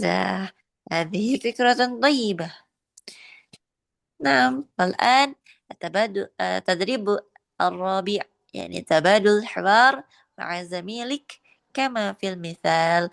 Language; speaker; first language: Arabic; non-native, learner; Indonesian